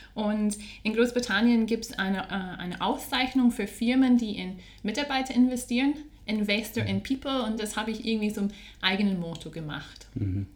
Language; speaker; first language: German; non-native, fluent; English